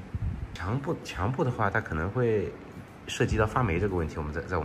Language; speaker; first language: Chinese; native; Chinese